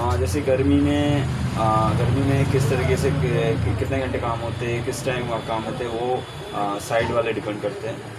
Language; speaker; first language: Hindi; native; Hindi